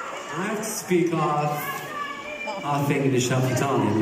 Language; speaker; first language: English; non-native, learner; Italian